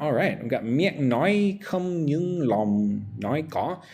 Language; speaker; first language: Vietnamese; non-native, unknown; English